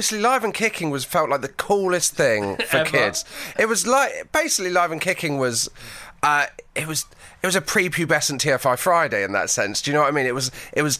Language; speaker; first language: English; native; English